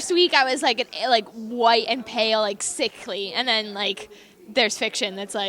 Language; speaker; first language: English; native; English